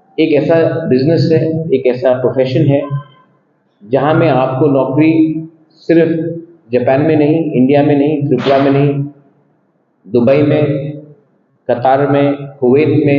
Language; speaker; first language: Hindi; non-native, local second language; Kok Borok